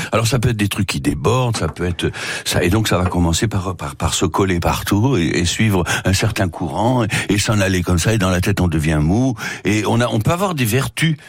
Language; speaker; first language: French; non-native, local second language; Spanish